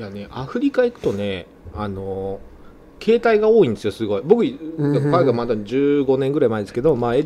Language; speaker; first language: Japanese; native; Japanese